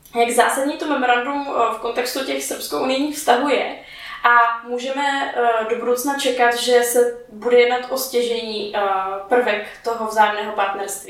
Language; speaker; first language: Czech; native; Czech